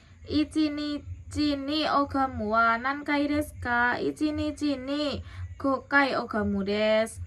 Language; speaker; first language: Japanese; non-native, learner; Indonesian